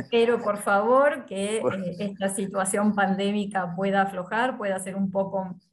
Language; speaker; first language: Spanish; native; Spanish